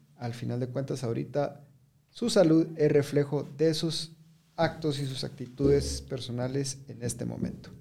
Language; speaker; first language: Spanish; native; Spanish